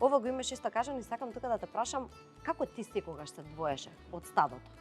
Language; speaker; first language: Macedonian; native; Macedonian